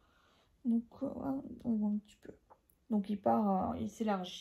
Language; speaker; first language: French; native; French